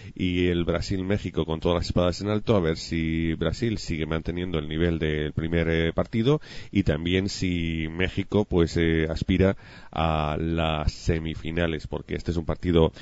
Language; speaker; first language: Spanish; native; Spanish